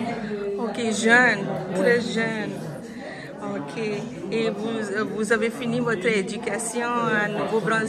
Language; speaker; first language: French; non-native, learner; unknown